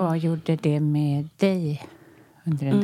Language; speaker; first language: Swedish; native; Swedish